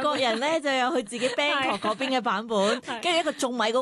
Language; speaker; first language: Cantonese; native; Cantonese